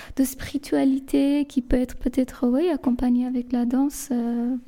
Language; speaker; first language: French; non-native, fluent; Persian